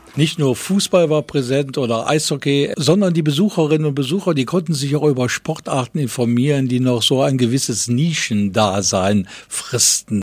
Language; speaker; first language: German; native; German